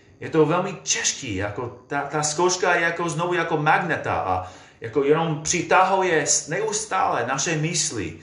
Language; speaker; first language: Czech; non-native, fluent; English